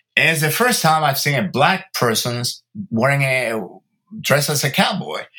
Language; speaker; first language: English; early bilingual, other home language; Spanish